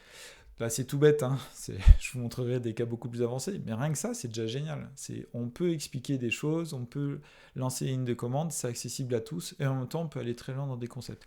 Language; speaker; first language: French; native; French